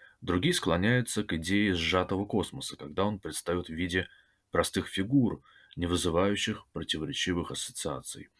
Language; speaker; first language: Russian; native; Russian